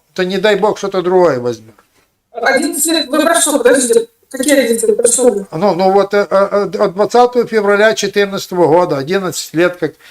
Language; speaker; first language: Russian; non-native, local second language; Ukrainian